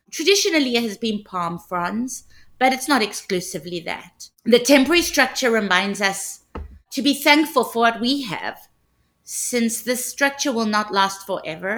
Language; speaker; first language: English; native; English